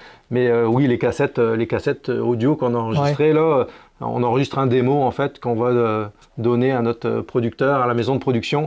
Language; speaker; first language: French; native; French